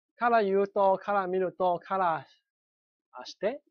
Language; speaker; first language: Japanese; non-native, fluent; Chinese